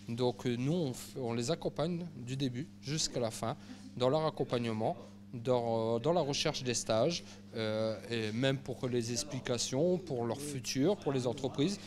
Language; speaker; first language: French; native; French